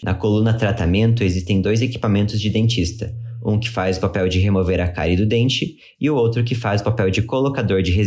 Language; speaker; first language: Portuguese; native; Portuguese